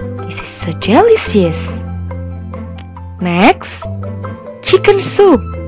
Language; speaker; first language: English; non-native, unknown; Indonesian